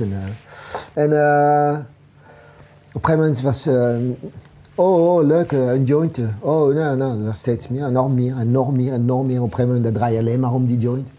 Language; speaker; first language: Dutch; non-native, fluent; French